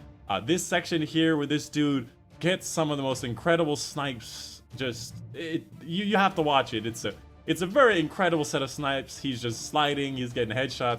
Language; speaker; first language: English; native; English